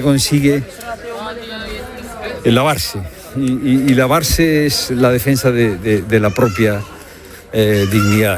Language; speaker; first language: Spanish; native; Spanish